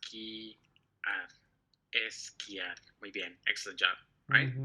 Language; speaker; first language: Spanish; non-native, fluent; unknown